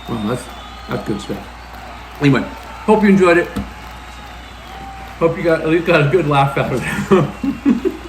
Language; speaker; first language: English; native; English